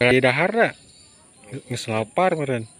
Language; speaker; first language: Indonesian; non-native, local second language; Sundanese